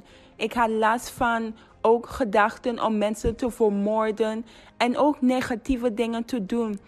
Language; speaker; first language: Dutch; non-native, fluent; English